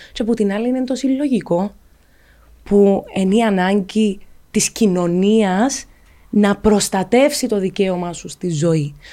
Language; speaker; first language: Greek; native; Greek